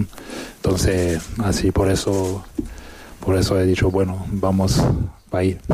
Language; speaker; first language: Spanish; non-native, fluent; French